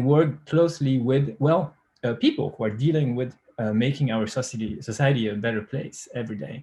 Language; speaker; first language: English; non-native, fluent; French